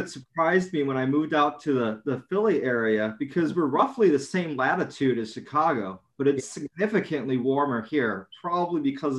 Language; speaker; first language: English; native; English